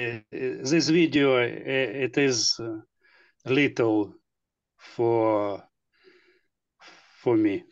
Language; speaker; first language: English; non-native, learner; Russian